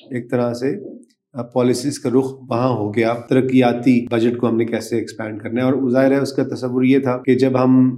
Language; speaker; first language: Urdu; native; Urdu